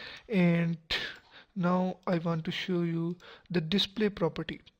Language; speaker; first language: English; non-native, local second language; Urdu